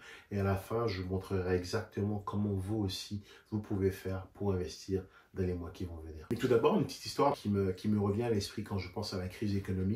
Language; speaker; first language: French; native; French